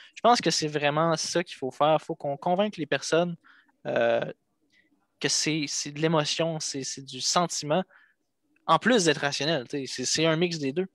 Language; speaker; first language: French; native; French